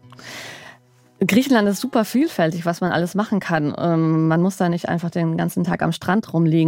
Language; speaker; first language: German; native; German